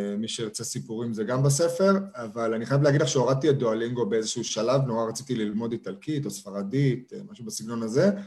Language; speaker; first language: Hebrew; native; Hebrew